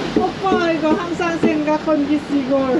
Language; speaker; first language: Korean; non-native, learner; Lao